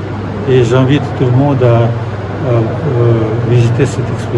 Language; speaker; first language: French; non-native, fluent; Russian